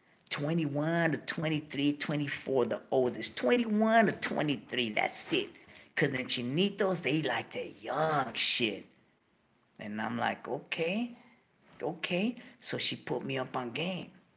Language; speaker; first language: English; early bilingual, other home language; Spanish